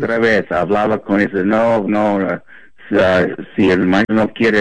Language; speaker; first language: Spanish; non-native, fluent; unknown